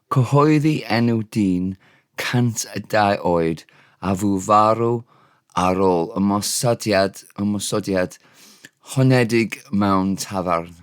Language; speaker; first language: Welsh; non-native, learner; English